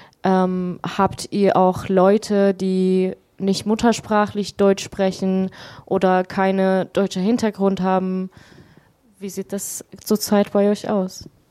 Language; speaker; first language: German; non-native, fluent; Persian